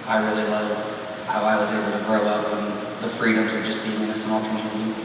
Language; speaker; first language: English; native; English